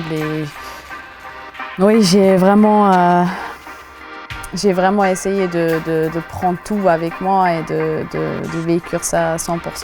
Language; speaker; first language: French; non-native, local second language; German